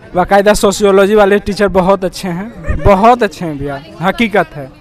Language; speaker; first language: Hindi; native; Hindi